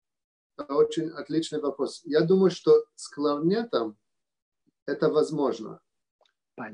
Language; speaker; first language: Russian; early bilingual, heritage; Russian